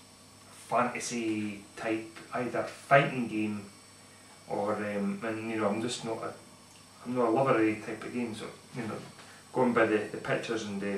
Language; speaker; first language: English; native; English